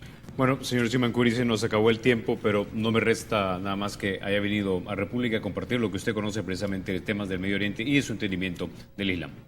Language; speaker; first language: Spanish; native; Spanish